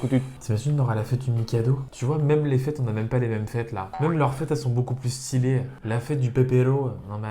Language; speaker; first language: French; native; French